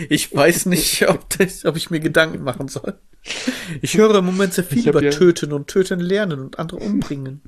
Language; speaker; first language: German; native; German